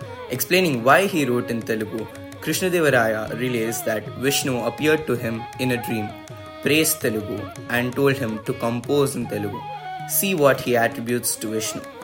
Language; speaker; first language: English; non-native, local second language; Telugu